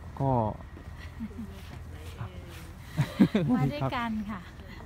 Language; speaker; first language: Thai; native; Thai